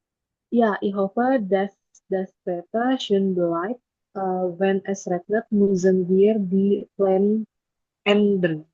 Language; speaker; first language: German; non-native, learner; Indonesian